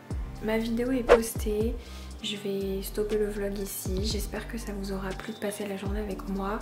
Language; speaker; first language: French; native; French